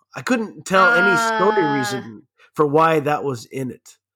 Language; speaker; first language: English; early bilingual, other home language; German